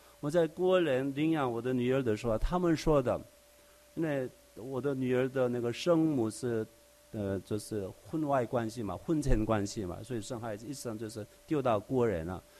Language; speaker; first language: Chinese; non-native, fluent; Korean